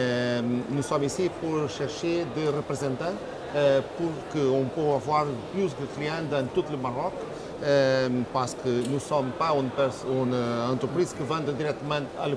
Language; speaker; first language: French; non-native, fluent; Portuguese